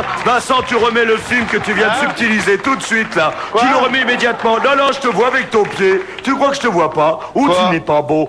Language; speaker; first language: French; native; French